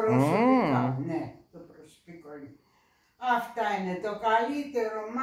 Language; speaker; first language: Greek; non-native, fluent; Russian